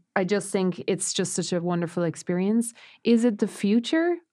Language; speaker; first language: English; native; English